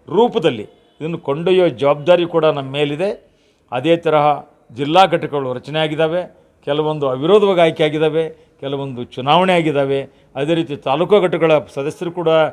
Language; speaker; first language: Kannada; native; Kannada